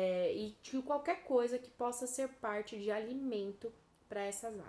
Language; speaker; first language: Portuguese; native; Portuguese